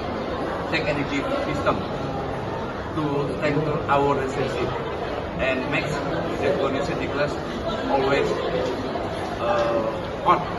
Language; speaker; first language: English; non-native, learner; Indonesian